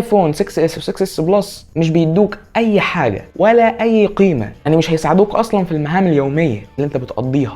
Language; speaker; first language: Arabic; native; Arabic